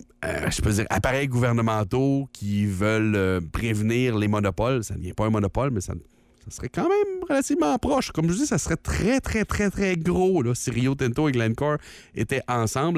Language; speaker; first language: French; native; French